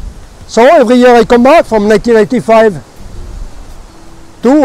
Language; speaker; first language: English; non-native, learner; French